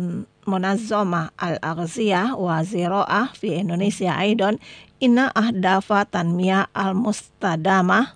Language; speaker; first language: Arabic; non-native, fluent; Indonesian